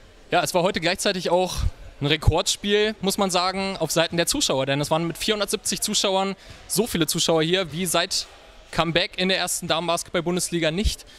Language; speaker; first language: German; native; German